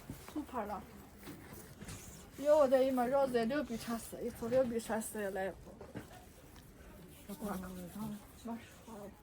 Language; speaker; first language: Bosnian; non-native, learner; Chinese